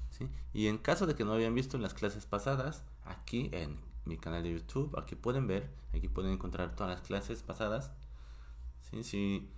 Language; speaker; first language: Spanish; non-native, fluent; Korean